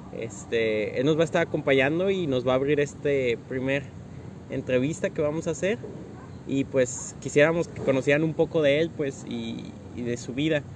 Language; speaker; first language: Spanish; native; Spanish